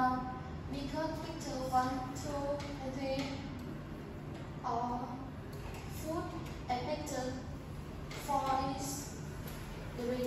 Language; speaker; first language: English; non-native, learner; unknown